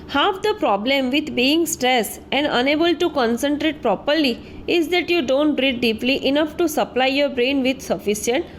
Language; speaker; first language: English; non-native, local second language; Gujarati